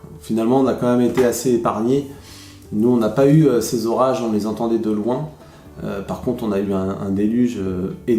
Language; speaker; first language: French; native; French